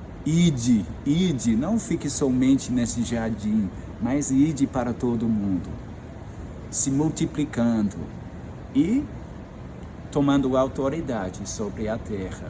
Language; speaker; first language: Portuguese; non-native, fluent; English